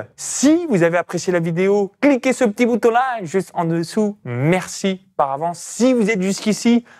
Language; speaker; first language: French; native; French